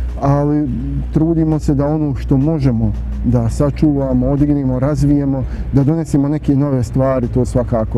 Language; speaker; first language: Bosnian; native; Bosnian